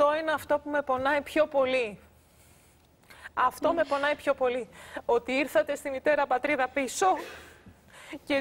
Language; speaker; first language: Greek; native; Greek